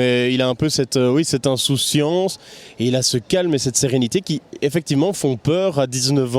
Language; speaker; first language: French; native; French